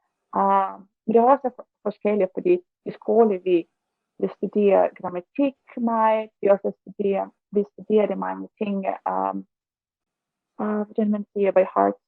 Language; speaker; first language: Danish; non-native, learner; Russian